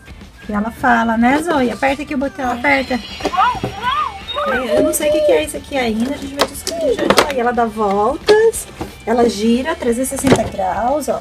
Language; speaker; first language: Portuguese; native; Portuguese